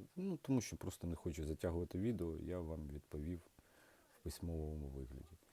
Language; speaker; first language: Ukrainian; native; Ukrainian